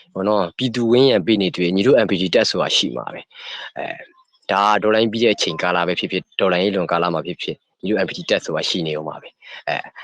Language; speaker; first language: Burmese; native; Burmese